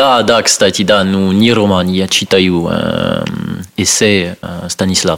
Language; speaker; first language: Russian; non-native, learner; French